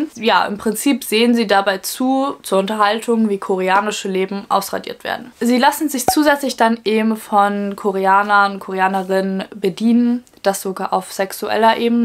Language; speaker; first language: German; native; German